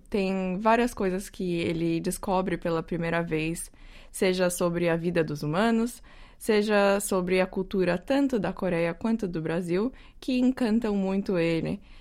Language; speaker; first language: Portuguese; native; Portuguese